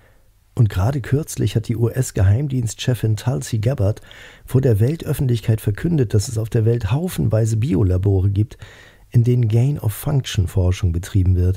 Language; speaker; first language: German; native; German